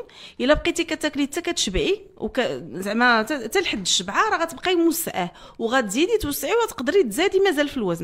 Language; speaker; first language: Arabic; native; Arabic